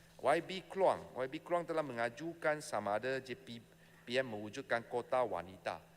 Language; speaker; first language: Malay; non-native, local second language; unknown